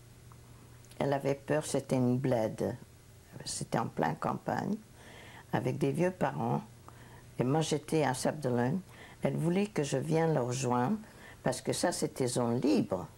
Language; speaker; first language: French; non-native, fluent; Hungarian